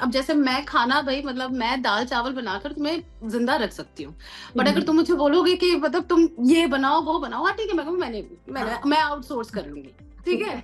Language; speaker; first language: Hindi; native; Hindi